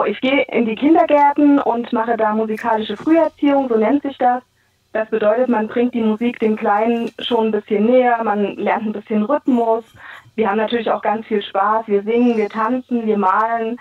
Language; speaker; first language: German; native; German